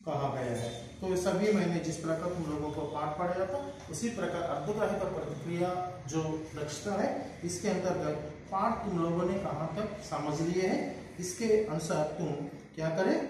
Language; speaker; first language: Hindi; non-native, local second language; Telugu